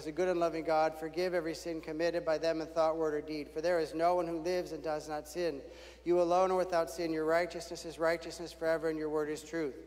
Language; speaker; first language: English; native; English